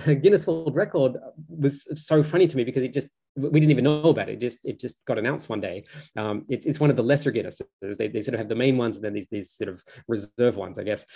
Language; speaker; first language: English; native; English